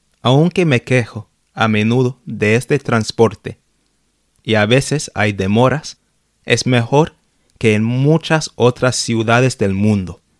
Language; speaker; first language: Spanish; non-native, fluent; English